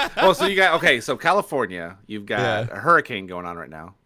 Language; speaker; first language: English; native; English